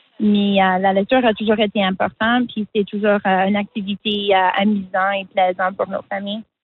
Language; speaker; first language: French; non-native, local second language; English